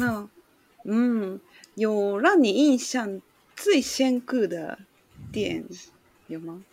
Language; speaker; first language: Chinese; non-native, learner; Japanese